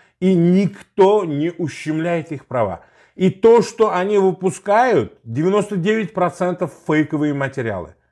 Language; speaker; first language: Russian; non-native, local second language; Uzbek